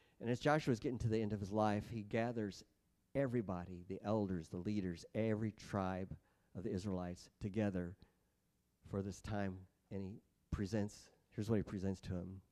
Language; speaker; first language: English; native; English